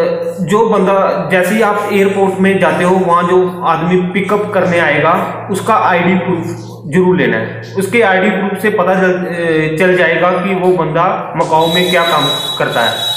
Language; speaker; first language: Hindi; native; Hindi